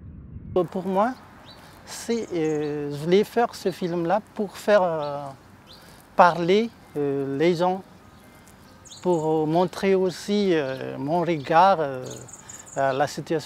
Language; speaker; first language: French; non-native, local second language; Malagasy